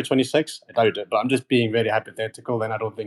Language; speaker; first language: English; native; English